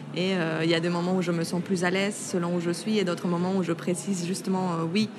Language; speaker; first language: French; non-native, fluent; Spanish